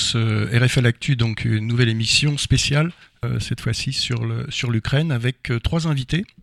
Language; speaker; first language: French; native; French